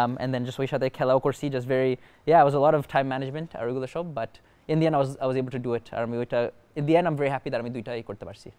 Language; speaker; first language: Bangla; early bilingual, heritage; Bangla